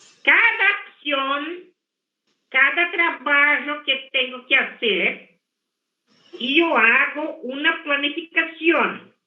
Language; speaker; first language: Spanish; non-native, fluent; Portuguese